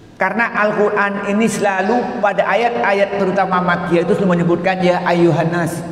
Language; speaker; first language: Indonesian; non-native, local second language; Madurese